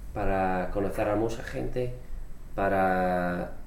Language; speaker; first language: Spanish; non-native, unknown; English